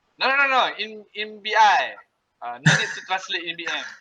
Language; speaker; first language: English; non-native, local second language; Malay